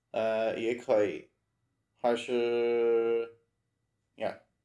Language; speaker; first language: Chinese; non-native, learner; English